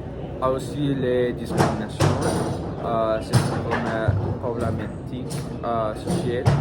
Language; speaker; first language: French; non-native, learner; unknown